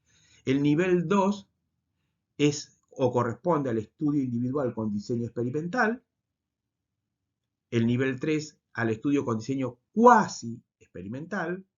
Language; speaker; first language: Spanish; native; Spanish